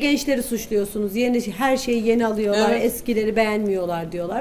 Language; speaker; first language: Turkish; native; Turkish